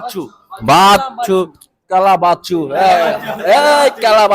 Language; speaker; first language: Hindi; non-native, learner; Bangla